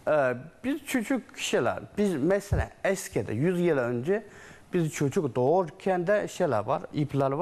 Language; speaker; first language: Turkish; non-native, learner; Chinese